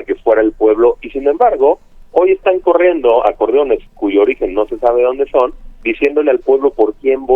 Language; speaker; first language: Spanish; native; Spanish